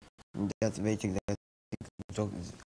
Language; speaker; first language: Dutch; non-native, learner; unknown